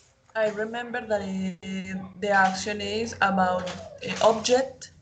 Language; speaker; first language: English; non-native, learner; Spanish